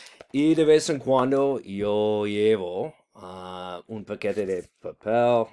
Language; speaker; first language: Spanish; non-native, fluent; English